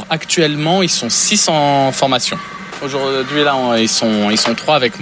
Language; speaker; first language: French; native; French